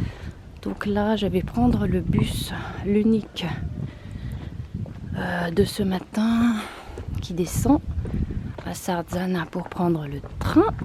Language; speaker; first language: French; native; French